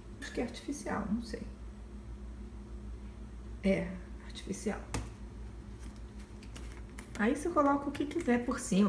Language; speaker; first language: Portuguese; native; Portuguese